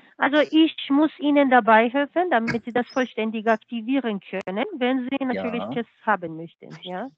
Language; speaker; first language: German; non-native, fluent; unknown